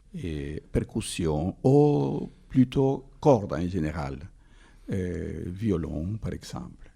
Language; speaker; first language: French; non-native, fluent; Spanish